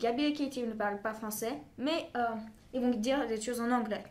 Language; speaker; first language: French; non-native, fluent; Bulgarian